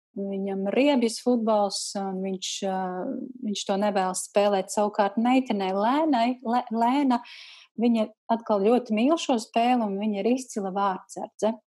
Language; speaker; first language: Latvian; native; Latvian